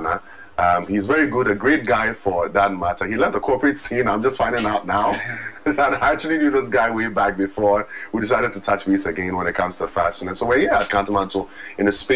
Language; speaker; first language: English; non-native, local second language; Akan